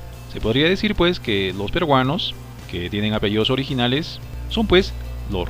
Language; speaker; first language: Spanish; native; Spanish